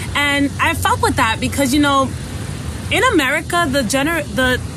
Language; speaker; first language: English; native; English